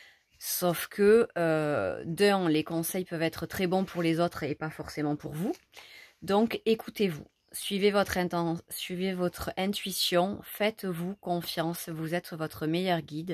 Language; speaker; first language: French; native; French